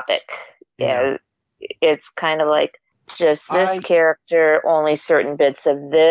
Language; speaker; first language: English; native; English